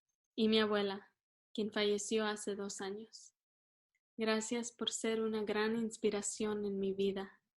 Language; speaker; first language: Spanish; early bilingual, heritage; Spanish